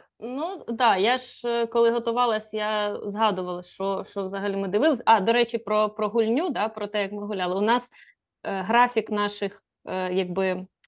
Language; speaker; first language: Ukrainian; native; Ukrainian